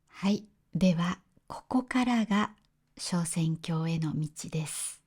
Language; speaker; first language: Japanese; native; Japanese